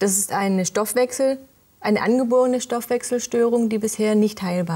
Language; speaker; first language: German; native; German